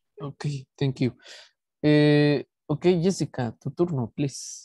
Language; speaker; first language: English; non-native, fluent; Spanish